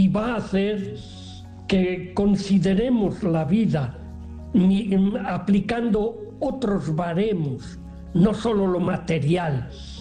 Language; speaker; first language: Spanish; native; Spanish